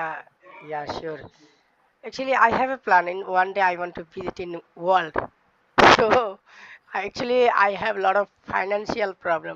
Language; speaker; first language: English; non-native, learner; Bangla